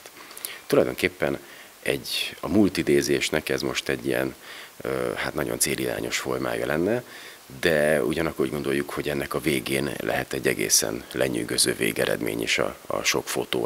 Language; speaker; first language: Hungarian; native; Hungarian